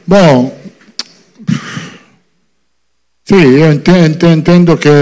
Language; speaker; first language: Portuguese; non-native, fluent; Italian